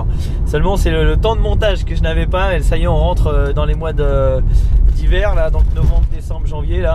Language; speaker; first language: French; native; French